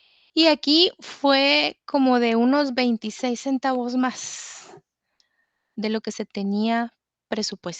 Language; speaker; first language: Spanish; native; Spanish